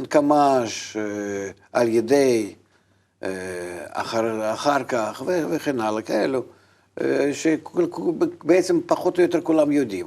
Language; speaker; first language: Hebrew; non-native, fluent; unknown